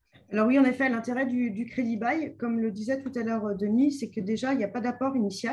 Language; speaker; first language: French; native; French